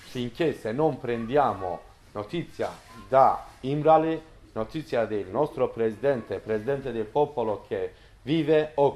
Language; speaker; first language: Italian; non-native, learner; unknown